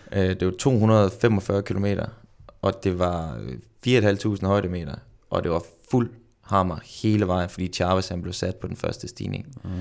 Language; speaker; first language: Danish; native; Danish